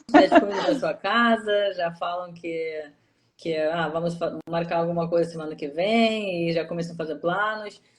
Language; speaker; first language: Portuguese; non-native, fluent; Russian